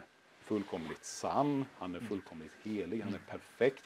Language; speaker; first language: Swedish; native; Swedish